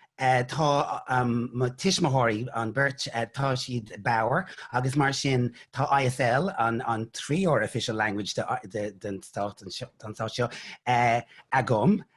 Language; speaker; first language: Irish; non-native, local second language; English